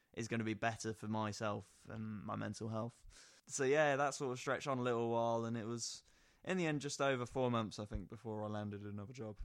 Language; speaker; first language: English; native; English